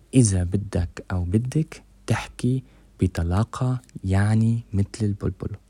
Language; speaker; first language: Arabic; native; Arabic